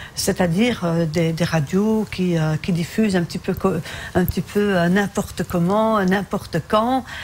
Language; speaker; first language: French; early bilingual, other home language; Arabic